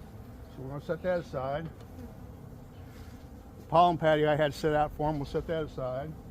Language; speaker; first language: English; native; English